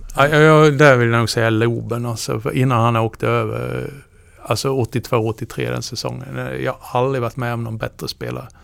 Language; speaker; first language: Swedish; native; Swedish